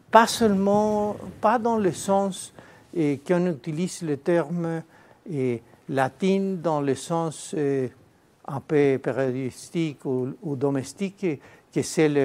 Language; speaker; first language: French; non-native, fluent; Spanish